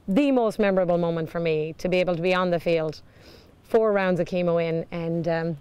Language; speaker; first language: English; native; English